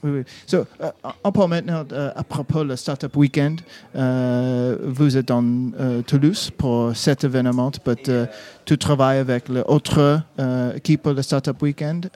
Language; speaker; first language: French; non-native, learner; English